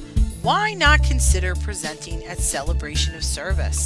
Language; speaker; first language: English; native; English